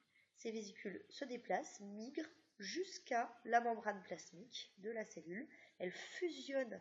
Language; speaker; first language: French; native; French